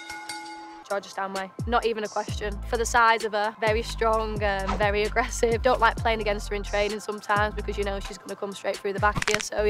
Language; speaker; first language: English; native; English